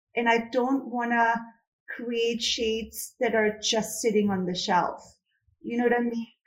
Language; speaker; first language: English; non-native, fluent; German